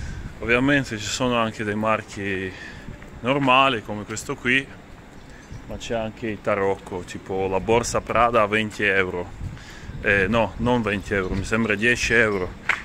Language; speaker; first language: Italian; non-native, fluent; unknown